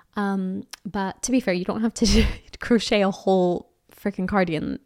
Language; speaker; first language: English; native; English